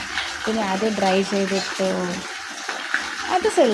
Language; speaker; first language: Malayalam; non-native, local second language; Telugu